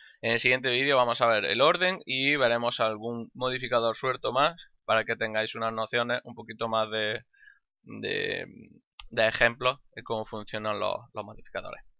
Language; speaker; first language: Spanish; native; Spanish